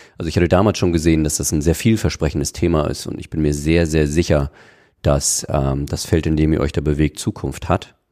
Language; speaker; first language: German; native; German